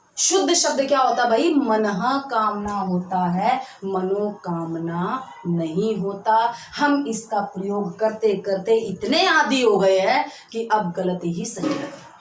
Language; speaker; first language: Hindi; native; Hindi